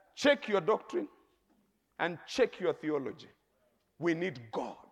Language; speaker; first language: English; non-native, local second language; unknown